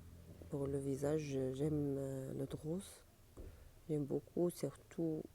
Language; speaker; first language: French; non-native, learner; Arabic